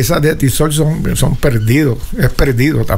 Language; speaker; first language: Spanish; native; Spanish